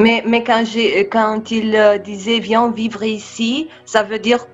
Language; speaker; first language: French; non-native, fluent; Romanian